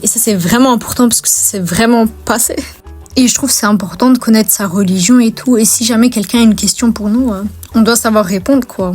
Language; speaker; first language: French; native; French